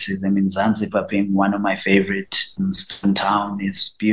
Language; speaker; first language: English; non-native, local second language; Xhosa